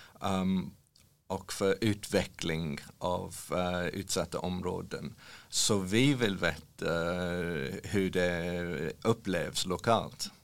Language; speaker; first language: Swedish; non-native, fluent; English